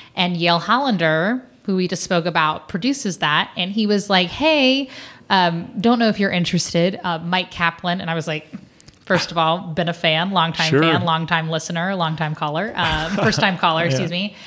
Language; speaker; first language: English; native; English